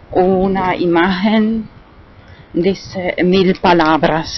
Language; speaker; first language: Spanish; non-native, fluent; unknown